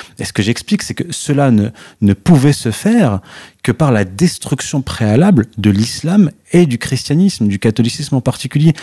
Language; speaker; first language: French; early bilingual, other home language; Arabic